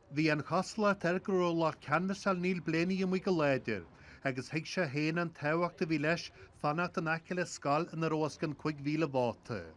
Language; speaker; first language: Irish; native; Irish